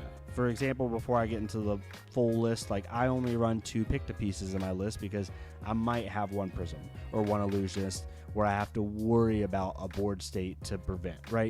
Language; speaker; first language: English; native; English